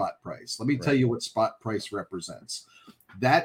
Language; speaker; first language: English; native; English